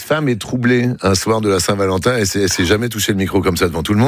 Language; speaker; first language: French; native; French